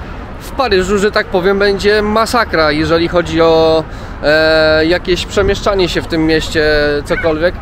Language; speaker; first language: Polish; native; Polish